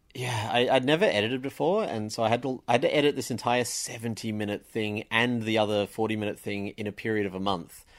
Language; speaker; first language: English; native; English